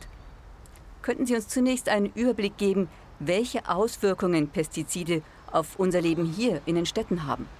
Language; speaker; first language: German; native; German